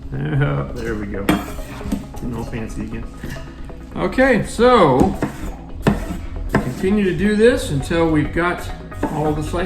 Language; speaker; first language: English; native; English